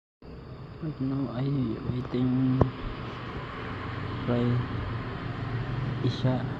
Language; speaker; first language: English; non-native, learner; Indonesian